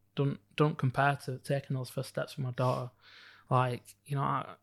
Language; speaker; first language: English; native; English